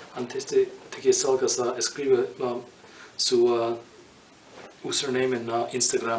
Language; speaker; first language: Spanish; non-native, learner; English